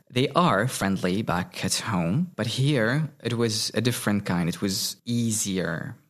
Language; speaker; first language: English; non-native, fluent; Arabic